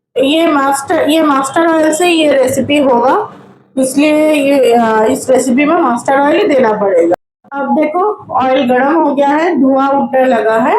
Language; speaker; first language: Hindi; non-native, local second language; Bangla